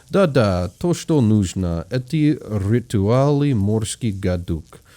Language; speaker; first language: Russian; non-native, learner; English